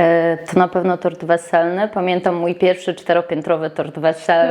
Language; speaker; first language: Polish; native; Polish